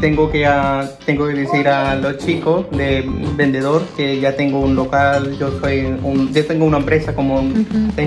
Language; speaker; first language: Spanish; non-native, learner; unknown